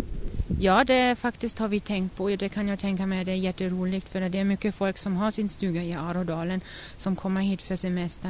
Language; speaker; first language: Swedish; non-native, fluent; German